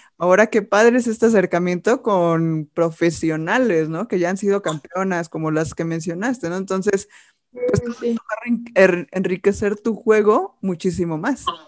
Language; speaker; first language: Spanish; native; Spanish